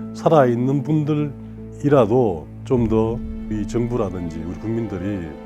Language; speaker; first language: Korean; native; Korean